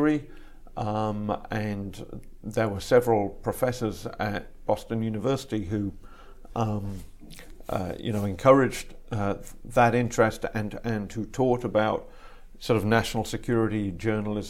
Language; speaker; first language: English; native; English